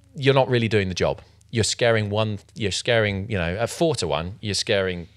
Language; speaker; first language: English; native; English